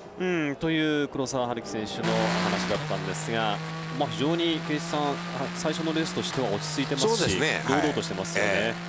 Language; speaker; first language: Japanese; native; Japanese